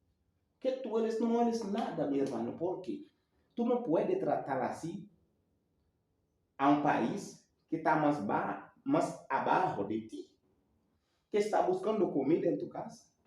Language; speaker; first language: Spanish; non-native, learner; Haitian Creole